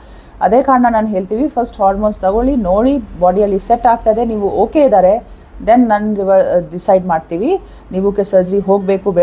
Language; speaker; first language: Kannada; non-native, fluent; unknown